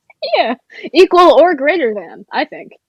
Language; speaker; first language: English; native; English